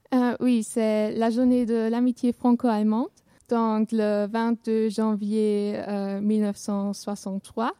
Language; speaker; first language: French; non-native, fluent; German